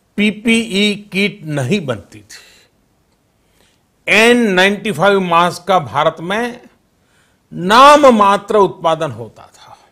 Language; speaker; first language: Hindi; non-native, local second language; Gujarati